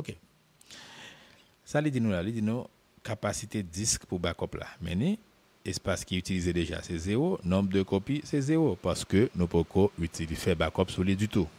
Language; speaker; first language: French; non-native, local second language; Haitian Creole